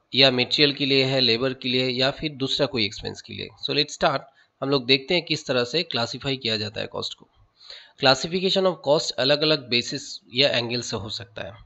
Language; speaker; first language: Hindi; non-native, local second language; Bangla